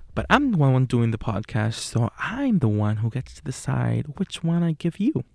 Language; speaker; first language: English; non-native, fluent; Spanish